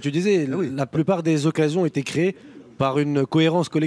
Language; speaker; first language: French; native; French